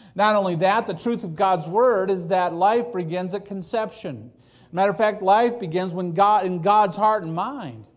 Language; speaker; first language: English; early bilingual, other home language; Polish